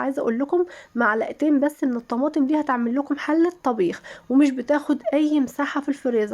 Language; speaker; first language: Arabic; native; Arabic